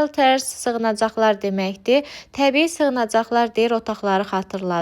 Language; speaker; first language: Azerbaijani; native; Azerbaijani